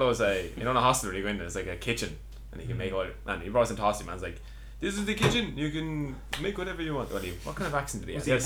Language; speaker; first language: English; native; English